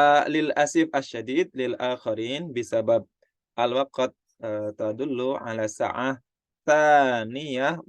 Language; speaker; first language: Arabic; non-native, fluent; Indonesian